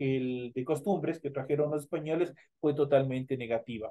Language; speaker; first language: Spanish; native; Spanish